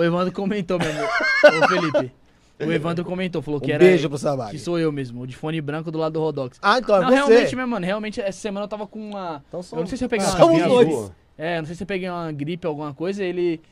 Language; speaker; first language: Portuguese; native; Portuguese